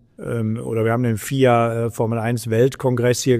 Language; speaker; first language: German; native; German